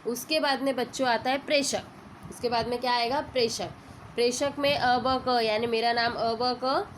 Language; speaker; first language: Hindi; non-native, local second language; Marathi